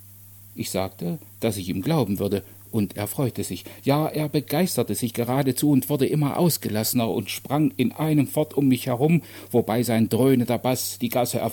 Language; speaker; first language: German; native; German